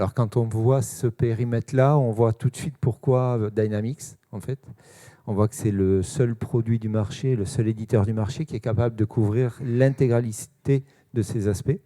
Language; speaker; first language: French; native; French